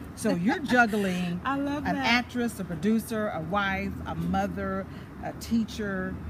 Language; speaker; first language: English; native; English